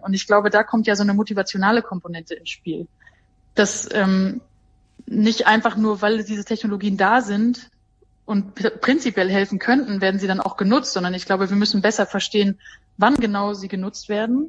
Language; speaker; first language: German; native; German